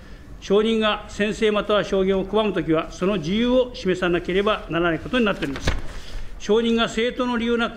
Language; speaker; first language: Japanese; native; Japanese